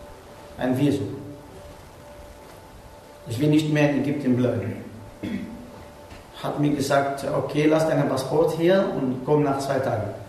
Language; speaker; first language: German; non-native, learner; Arabic